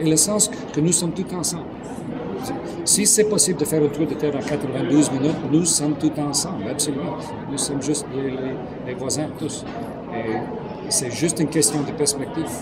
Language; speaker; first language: French; non-native, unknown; English